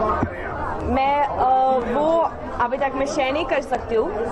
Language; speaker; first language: Hindi; early bilingual, heritage; Hindi